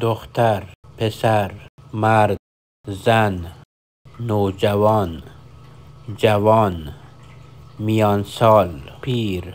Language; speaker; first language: Persian; non-native, fluent; Urdu